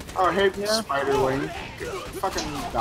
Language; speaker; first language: English; native; English